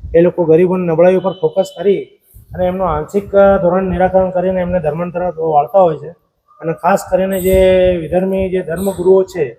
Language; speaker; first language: Gujarati; native; Gujarati